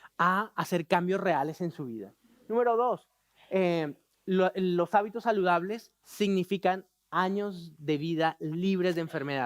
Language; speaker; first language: Spanish; native; Spanish